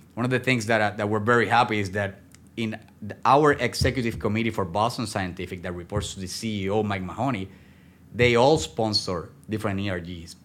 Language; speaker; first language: English; non-native, fluent; Spanish